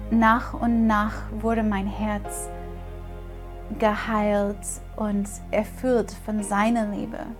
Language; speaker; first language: German; non-native, fluent; English